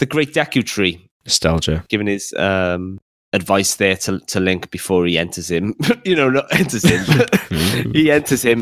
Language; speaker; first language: English; native; English